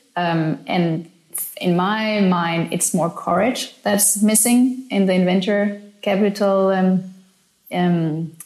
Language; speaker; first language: English; non-native, fluent; Danish